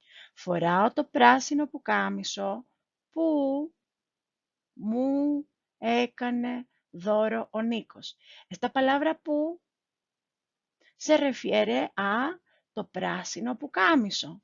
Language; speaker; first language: Greek; non-native, fluent; Spanish